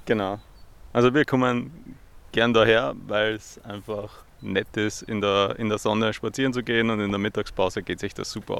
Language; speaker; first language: German; native; German